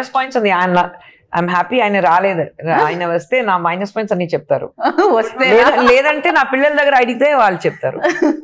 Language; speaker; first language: Telugu; non-native, fluent; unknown